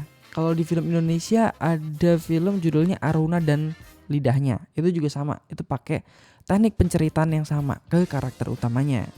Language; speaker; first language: Indonesian; native; Indonesian